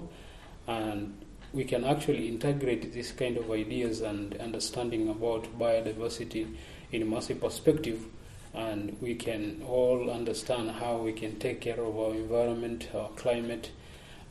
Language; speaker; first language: English; non-native, local second language; Masai